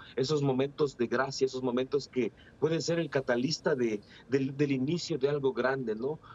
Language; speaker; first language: Spanish; native; Spanish